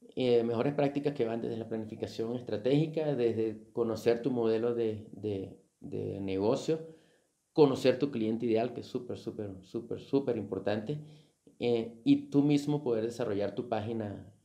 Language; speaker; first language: Spanish; native; Spanish